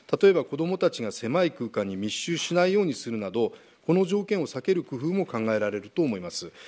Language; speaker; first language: Japanese; native; Japanese